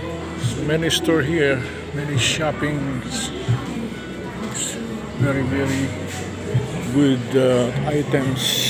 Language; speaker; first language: English; non-native, local second language; Filipino